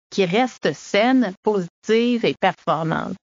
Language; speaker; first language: French; native; French